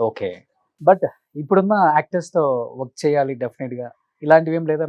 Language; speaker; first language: Telugu; native; Telugu